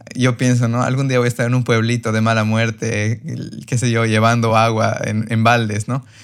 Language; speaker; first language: Spanish; native; Spanish